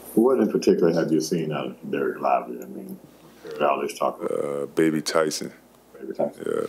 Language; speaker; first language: English; native; English